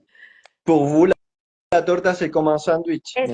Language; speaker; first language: French; non-native, fluent; Spanish